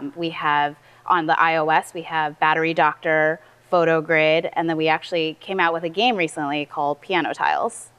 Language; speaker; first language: English; early bilingual, other home language; Chinese